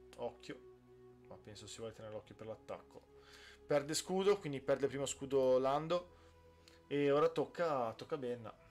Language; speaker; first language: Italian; native; Italian